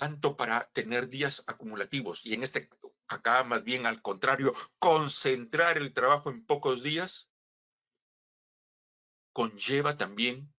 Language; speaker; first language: Spanish; native; Spanish